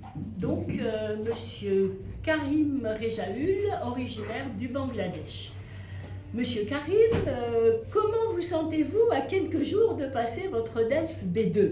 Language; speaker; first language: French; native; French